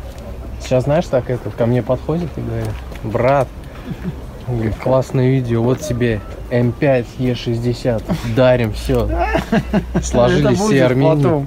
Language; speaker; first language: Russian; native; Russian